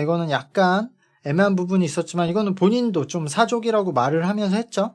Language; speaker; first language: Korean; native; Korean